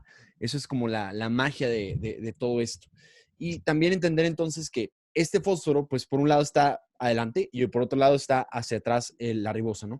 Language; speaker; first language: Spanish; native; Spanish